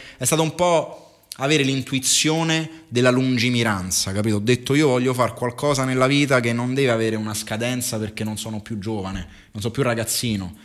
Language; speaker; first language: Italian; native; Italian